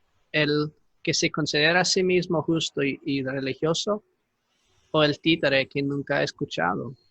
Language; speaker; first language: Spanish; non-native, fluent; English